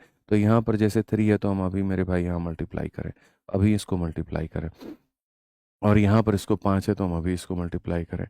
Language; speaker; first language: Hindi; native; Hindi